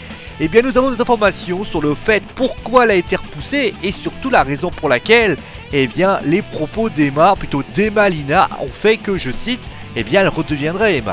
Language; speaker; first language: French; native; French